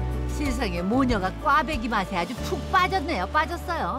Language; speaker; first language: Korean; native; Korean